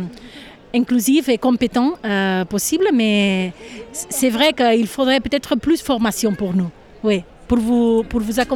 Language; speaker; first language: French; non-native, fluent; Catalan